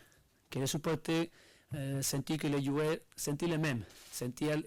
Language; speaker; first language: French; non-native, learner; Spanish